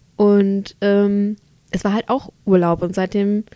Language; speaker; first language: German; non-native, local second language; Macedonian